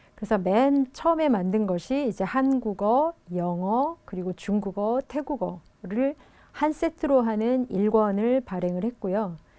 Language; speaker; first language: Korean; native; Korean